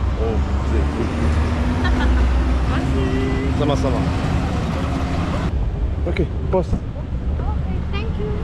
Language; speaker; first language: English; non-native, learner; Korean